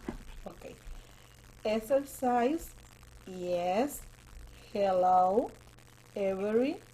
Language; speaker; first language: English; non-native, learner; Spanish